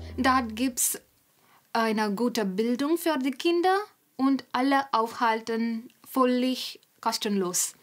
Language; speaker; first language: German; non-native, learner; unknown